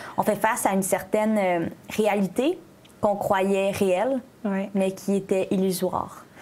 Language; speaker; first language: French; native; French